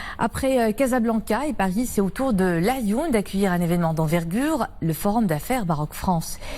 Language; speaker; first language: French; non-native, local second language; Arabic